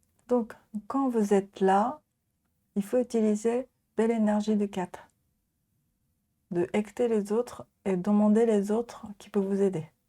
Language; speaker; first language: French; non-native, fluent; Japanese